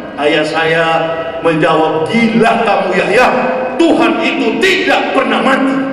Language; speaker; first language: Indonesian; native; Indonesian